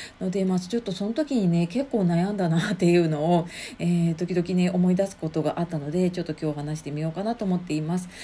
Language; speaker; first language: Japanese; native; Japanese